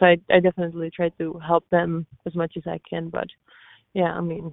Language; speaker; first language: English; non-native, fluent; Czech